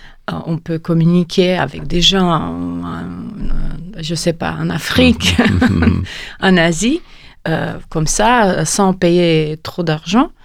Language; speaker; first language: French; non-native, fluent; Romanian